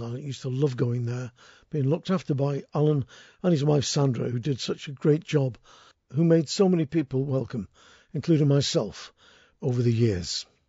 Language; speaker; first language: English; native; English